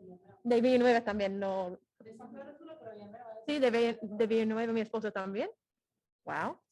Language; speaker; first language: Spanish; non-native, fluent; English